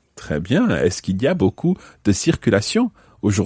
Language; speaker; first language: French; non-native, fluent; English